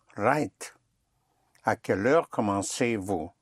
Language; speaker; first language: French; non-native, fluent; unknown